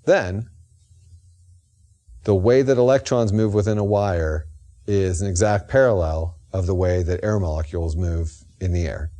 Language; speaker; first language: English; native; English